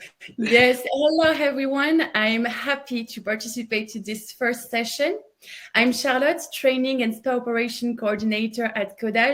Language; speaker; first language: English; non-native, fluent; French